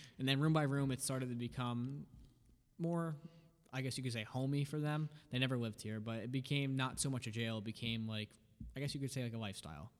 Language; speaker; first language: English; native; English